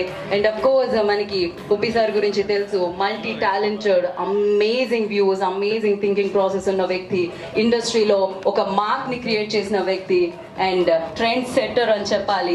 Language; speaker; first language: Telugu; native; Telugu